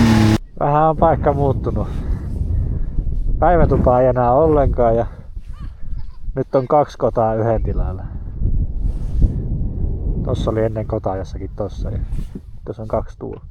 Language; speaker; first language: Finnish; native; Finnish